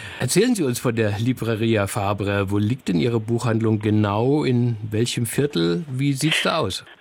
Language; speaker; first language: German; native; German